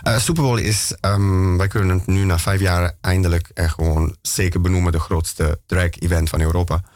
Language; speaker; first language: Dutch; non-native, fluent; Italian